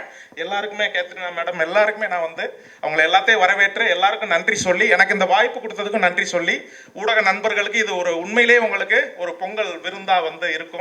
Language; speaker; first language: Tamil; native; Tamil